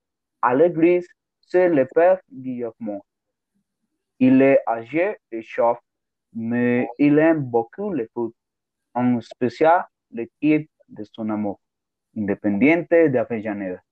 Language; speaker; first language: French; non-native, learner; Spanish